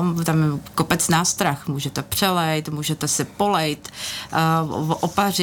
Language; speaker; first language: Czech; native; Czech